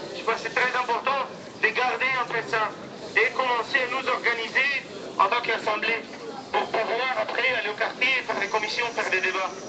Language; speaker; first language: French; non-native, fluent; Spanish